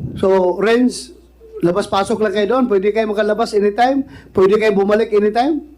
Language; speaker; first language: Filipino; non-native, local second language; Cebuano